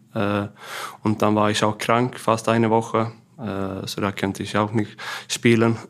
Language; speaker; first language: German; non-native, fluent; Swedish